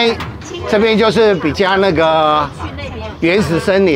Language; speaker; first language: Chinese; native; Chinese